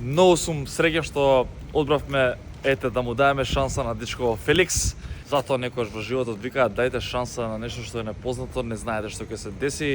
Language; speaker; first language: Macedonian; native; Macedonian